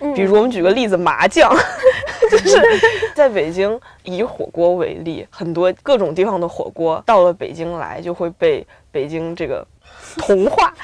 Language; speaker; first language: Chinese; native; Chinese